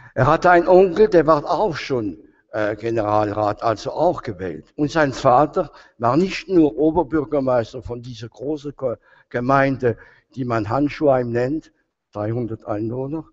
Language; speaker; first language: German; non-native, fluent; French